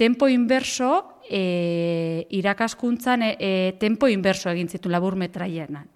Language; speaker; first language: Basque; native; Basque